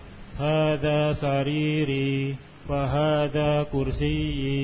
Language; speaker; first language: Arabic; non-native, learner; Indonesian